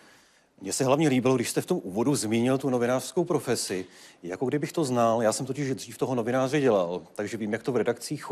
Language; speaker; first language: Czech; native; Czech